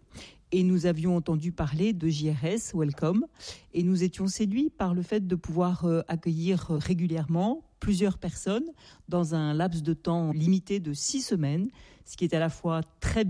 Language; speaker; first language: French; native; French